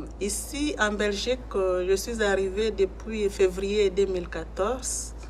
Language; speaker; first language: French; non-native, local second language; Swahili